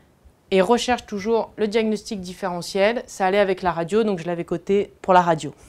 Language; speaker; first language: French; native; French